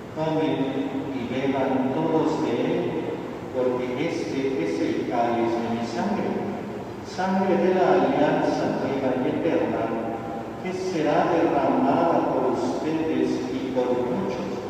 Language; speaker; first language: Spanish; native; Spanish